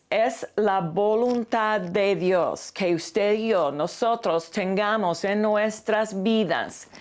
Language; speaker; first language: Spanish; non-native, fluent; English